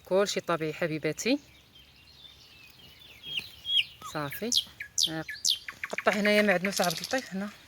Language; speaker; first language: Arabic; native; Arabic